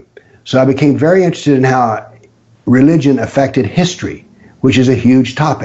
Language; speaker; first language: English; native; English